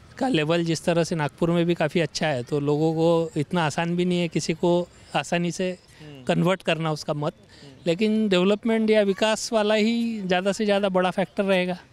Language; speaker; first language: Hindi; non-native, local second language; Marathi